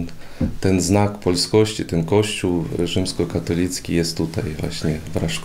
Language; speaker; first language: Polish; non-native, fluent; Russian